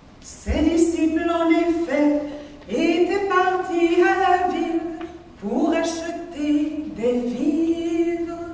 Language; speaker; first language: French; native; French